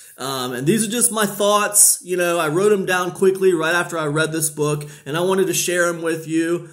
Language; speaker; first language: English; native; English